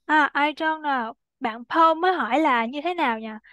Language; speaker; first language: Vietnamese; native; Vietnamese